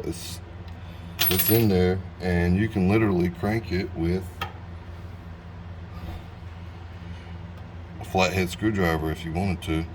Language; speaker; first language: English; native; English